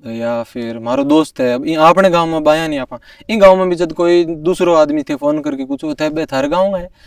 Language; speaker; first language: Hindi; native; Hindi